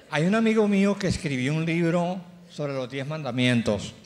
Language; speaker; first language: Spanish; native; Spanish